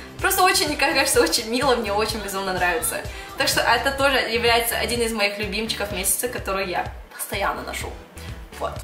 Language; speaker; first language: Russian; early bilingual, heritage; Russian